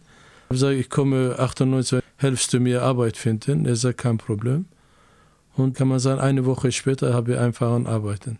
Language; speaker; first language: German; non-native, learner; Azerbaijani